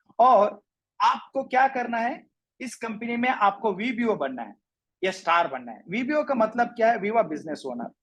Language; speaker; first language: Hindi; non-native, local second language; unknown